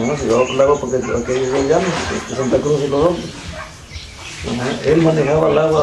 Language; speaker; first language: Spanish; native; Spanish